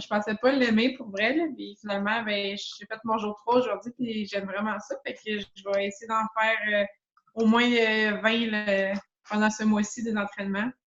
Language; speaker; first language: French; native; French